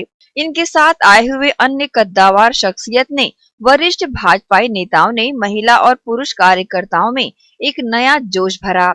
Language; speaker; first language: Hindi; native; Hindi